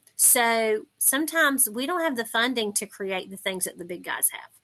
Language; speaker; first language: English; native; English